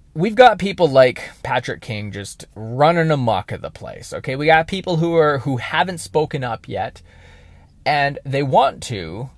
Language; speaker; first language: English; native; English